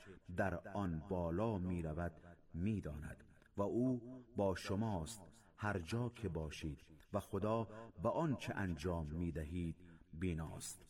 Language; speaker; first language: Persian; native; Persian